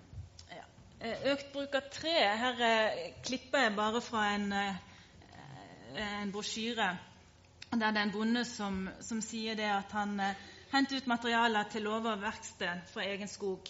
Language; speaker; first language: Norwegian; native; Norwegian